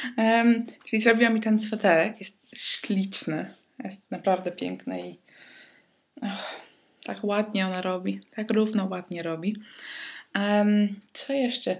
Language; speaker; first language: Polish; early bilingual, heritage; Polish